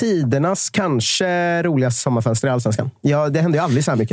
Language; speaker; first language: Swedish; native; Swedish